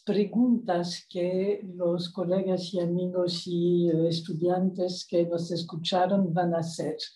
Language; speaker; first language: Spanish; non-native, fluent; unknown